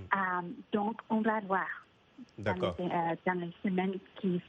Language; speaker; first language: French; non-native, fluent; Spanish